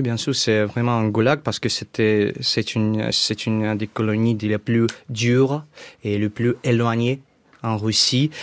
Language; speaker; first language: French; non-native, fluent; Russian